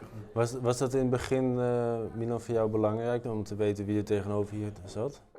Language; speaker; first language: Dutch; native; Dutch